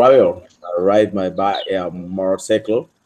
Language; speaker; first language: English; non-native, learner; Spanish